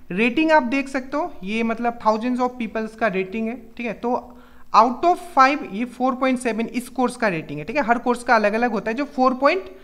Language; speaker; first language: Hindi; native; Hindi